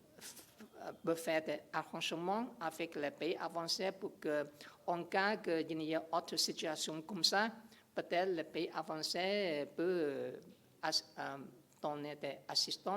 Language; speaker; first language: French; non-native, learner; English